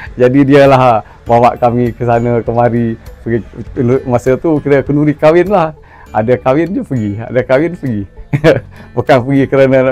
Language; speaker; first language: Malay; non-native, local second language; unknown